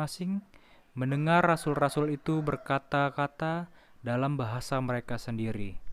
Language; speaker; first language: Indonesian; native; Indonesian